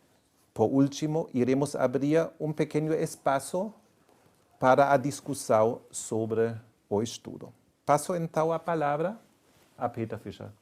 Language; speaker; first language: Portuguese; non-native, fluent; German